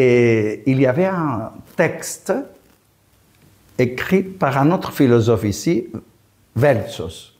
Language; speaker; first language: French; non-native, fluent; Greek